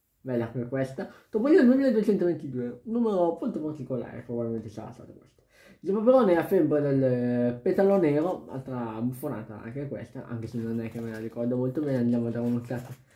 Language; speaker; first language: Italian; native; Italian